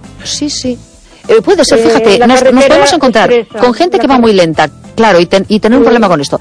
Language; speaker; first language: Spanish; native; Spanish